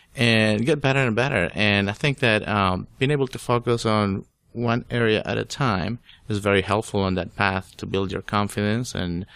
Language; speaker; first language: English; non-native, fluent; Spanish